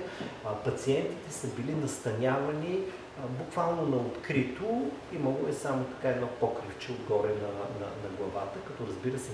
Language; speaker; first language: Bulgarian; native; Bulgarian